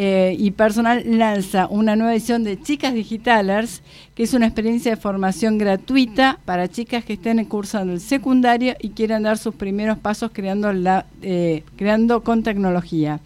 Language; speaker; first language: Spanish; native; Spanish